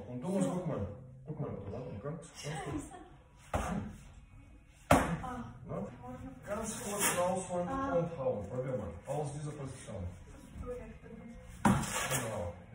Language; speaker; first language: German; non-native, fluent; Russian